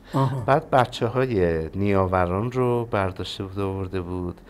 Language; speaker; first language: Persian; non-native, local second language; Azerbaijani